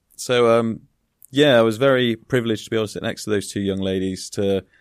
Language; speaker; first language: English; native; English